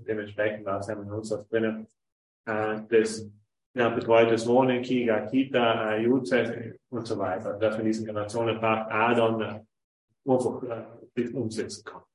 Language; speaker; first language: German; native; German